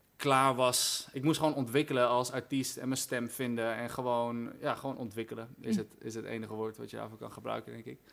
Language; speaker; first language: Dutch; native; Dutch